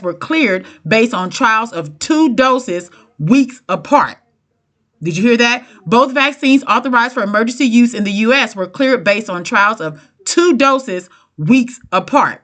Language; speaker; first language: English; native; English